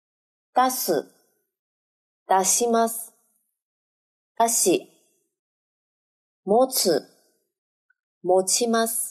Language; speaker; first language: Japanese; non-native, learner; Chinese